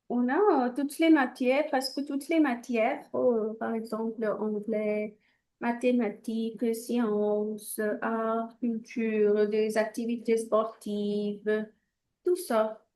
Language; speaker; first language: French; non-native, fluent; Hindi